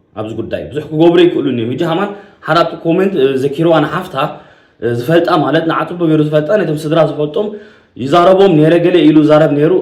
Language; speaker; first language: Tigrinya; early bilingual, heritage; Tigrinya